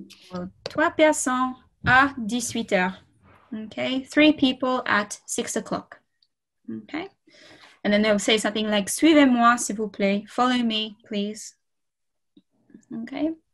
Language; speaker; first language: French; non-native, fluent; English